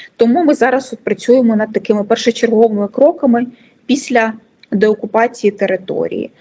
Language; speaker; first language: Ukrainian; non-native, local second language; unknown